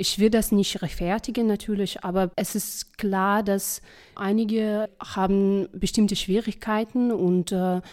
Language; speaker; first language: German; non-native, fluent; Russian